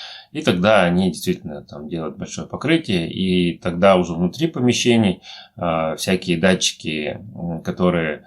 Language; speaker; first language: Russian; native; Russian